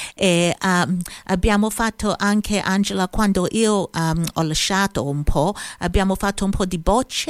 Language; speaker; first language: Italian; early bilingual, heritage; Italian